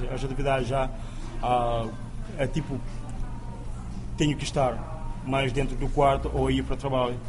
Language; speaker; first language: Portuguese; non-native, local second language; Kabuverdianu